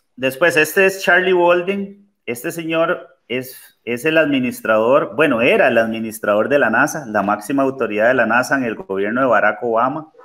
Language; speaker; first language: Spanish; native; Spanish